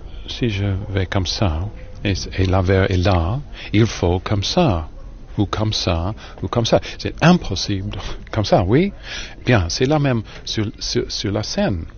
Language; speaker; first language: French; non-native, learner; English